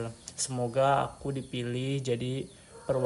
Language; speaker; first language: Indonesian; native; Indonesian